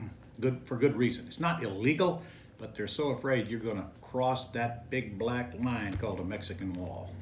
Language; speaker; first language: English; native; English